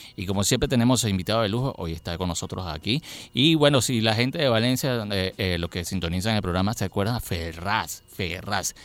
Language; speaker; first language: Spanish; native; Spanish